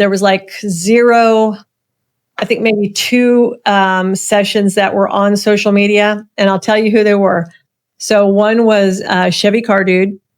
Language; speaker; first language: English; native; English